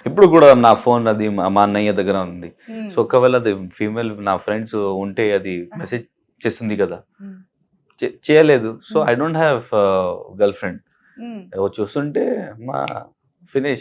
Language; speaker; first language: Telugu; non-native, local second language; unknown